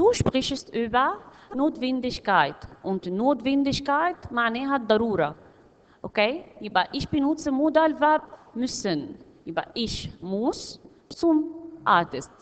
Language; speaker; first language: German; non-native, fluent; Arabic